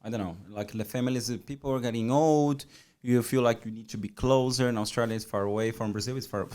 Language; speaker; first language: English; non-native, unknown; Portuguese